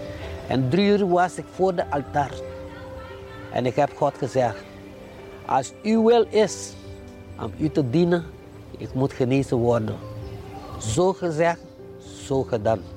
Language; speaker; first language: Dutch; non-native, local second language; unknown